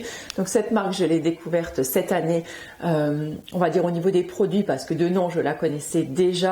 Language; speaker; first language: French; native; French